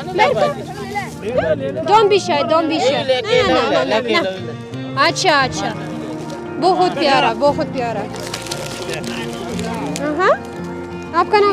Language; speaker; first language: Hindi; non-native, learner; Kazakh